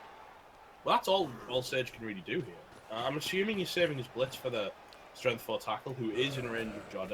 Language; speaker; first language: English; native; English